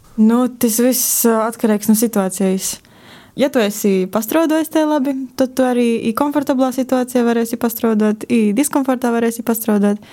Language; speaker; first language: Latvian; native; Latvian